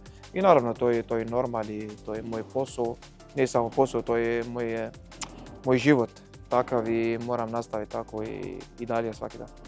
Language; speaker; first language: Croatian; non-native, fluent; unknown